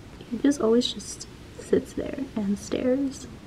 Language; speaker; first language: English; early bilingual, other home language; Spanish